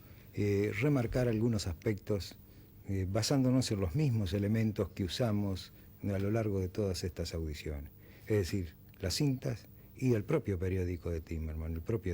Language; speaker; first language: Spanish; native; Spanish